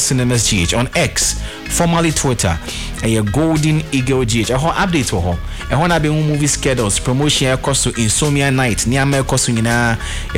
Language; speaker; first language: English; non-native, local second language; Ewe